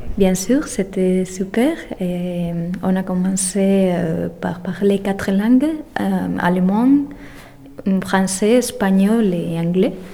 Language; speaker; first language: French; non-native, fluent; Spanish